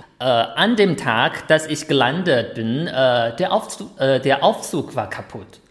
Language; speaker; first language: German; non-native, fluent; Chinese